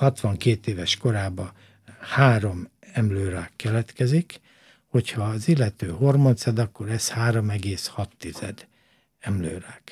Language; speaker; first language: Hungarian; native; Hungarian